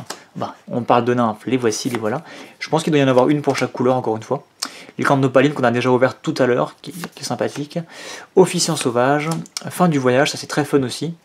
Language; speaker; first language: French; native; French